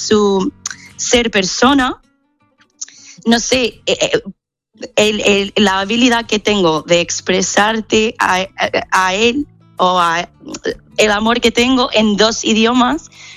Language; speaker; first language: Spanish; non-native, fluent; English